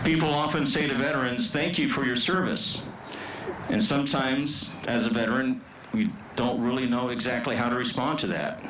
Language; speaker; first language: English; native; English